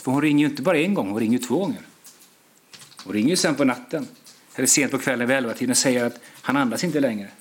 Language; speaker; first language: Swedish; native; Swedish